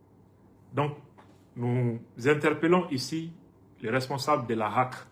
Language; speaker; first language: French; non-native, local second language; Bambara